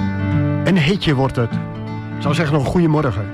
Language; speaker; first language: Dutch; native; Dutch